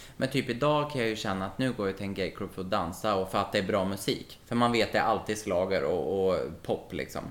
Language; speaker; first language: Swedish; native; Swedish